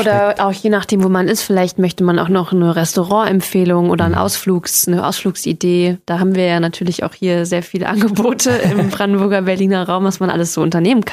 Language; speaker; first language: German; native; German